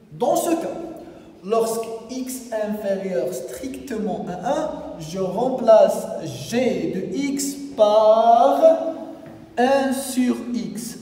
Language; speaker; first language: French; non-native, local second language; Arabic